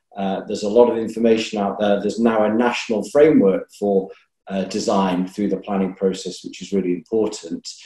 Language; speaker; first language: English; native; English